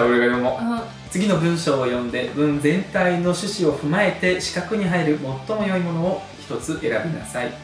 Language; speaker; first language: Japanese; early bilingual, other home language; Russian